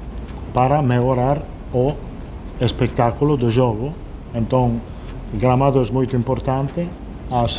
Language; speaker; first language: Portuguese; non-native, learner; Italian